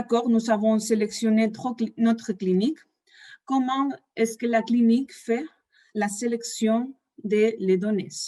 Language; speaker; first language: French; non-native, fluent; Spanish